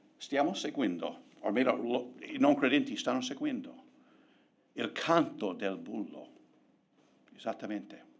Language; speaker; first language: Italian; non-native, fluent; English